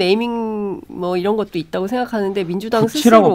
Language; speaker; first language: Korean; native; Korean